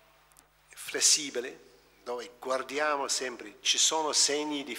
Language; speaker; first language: Italian; non-native, fluent; English